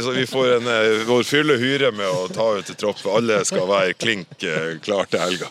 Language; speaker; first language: Norwegian; native; Norwegian